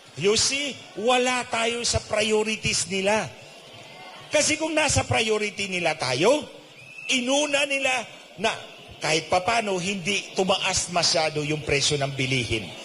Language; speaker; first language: Filipino; non-native, local second language; Cebuano